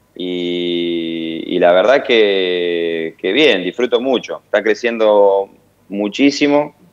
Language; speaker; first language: Spanish; native; Spanish